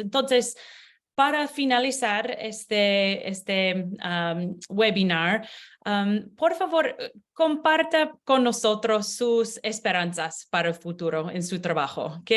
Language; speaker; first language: Spanish; non-native, learner; English